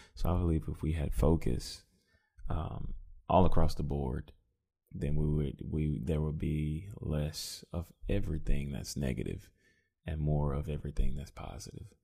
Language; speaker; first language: English; native; English